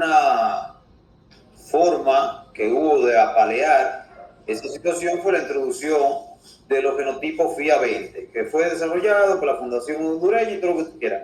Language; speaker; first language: Spanish; native; Spanish